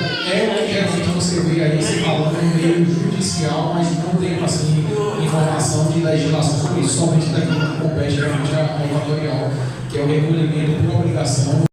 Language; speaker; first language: Portuguese; native; Portuguese